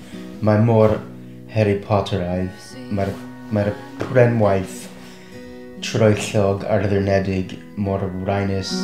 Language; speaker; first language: Welsh; non-native, fluent; English